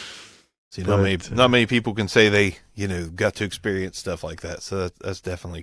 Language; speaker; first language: English; native; English